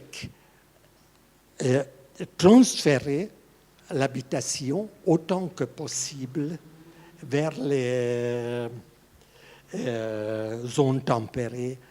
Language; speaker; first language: French; non-native, fluent; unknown